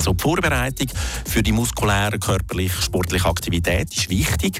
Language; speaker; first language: German; native; German